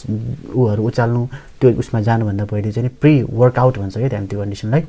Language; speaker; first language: Nepali; native; Nepali